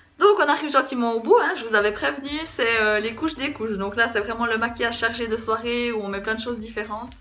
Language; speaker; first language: French; native; French